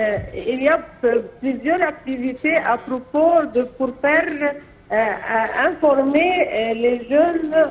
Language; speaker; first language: French; non-native, fluent; Arabic